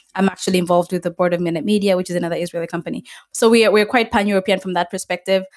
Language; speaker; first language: English; non-native, local second language; Ganda